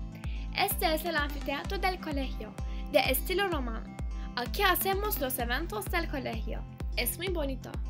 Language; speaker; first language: Spanish; non-native, learner; Turkish